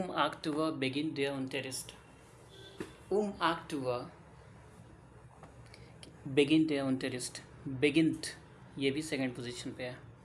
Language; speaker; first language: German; non-native, learner; Hindi